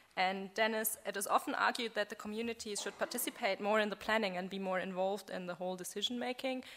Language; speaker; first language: English; non-native, fluent; German